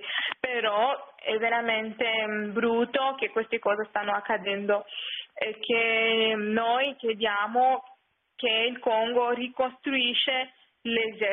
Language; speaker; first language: Italian; non-native, fluent; French